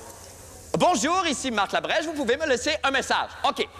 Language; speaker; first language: French; native; French